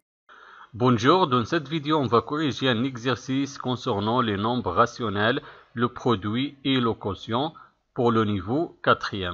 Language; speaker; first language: French; non-native, local second language; Arabic